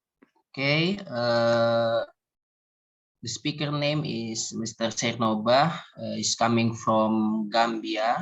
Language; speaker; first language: English; non-native, learner; Indonesian